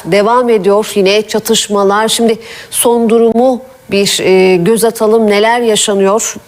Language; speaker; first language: Turkish; native; Turkish